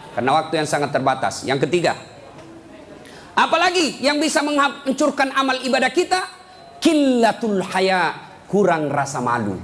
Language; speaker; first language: Indonesian; native; Indonesian